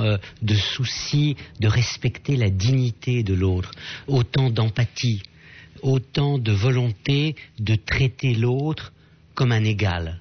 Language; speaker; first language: French; native; French